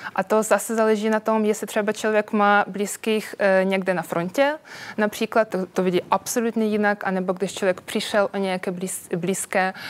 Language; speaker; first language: Czech; non-native, fluent; Ukrainian